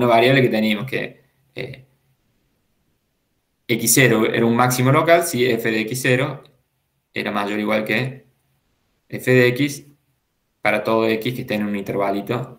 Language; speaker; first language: Spanish; native; Spanish